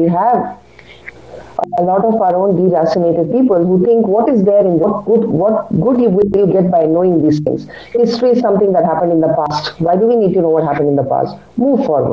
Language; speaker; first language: English; non-native, local second language; Kannada